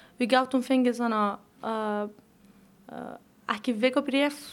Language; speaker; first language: Icelandic; non-native, learner; Persian